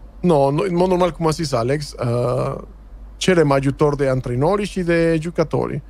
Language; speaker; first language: Romanian; non-native, fluent; Spanish